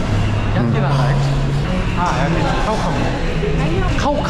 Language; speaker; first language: Thai; non-native, learner; Korean